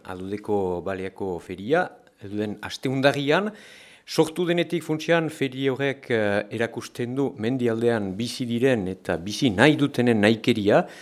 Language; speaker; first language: Basque; native; Basque